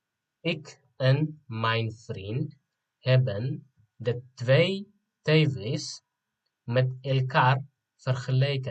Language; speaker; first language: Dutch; non-native, fluent; Tigrinya